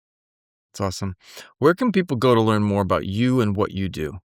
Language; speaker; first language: English; native; English